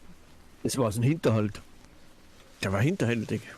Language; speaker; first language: German; native; German